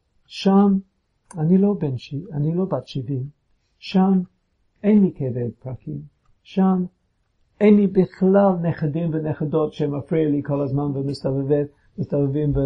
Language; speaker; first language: Hebrew; non-native, fluent; English